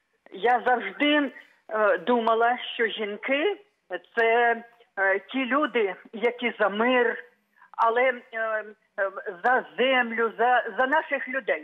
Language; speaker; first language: Ukrainian; native; Ukrainian